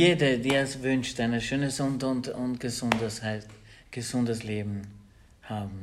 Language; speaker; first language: German; non-native, learner; Albanian